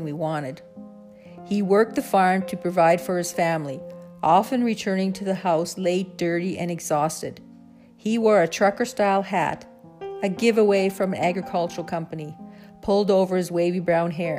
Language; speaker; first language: English; native; English